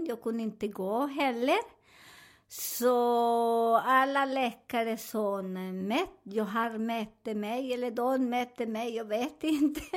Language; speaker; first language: Swedish; non-native, learner; Spanish